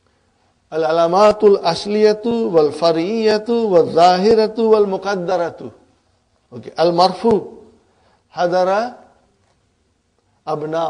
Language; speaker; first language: Arabic; non-native, fluent; Urdu